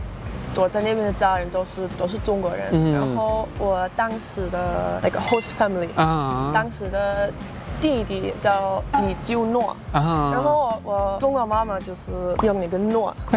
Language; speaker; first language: Chinese; non-native, fluent; German